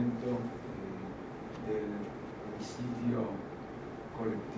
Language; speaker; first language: Spanish; native; Spanish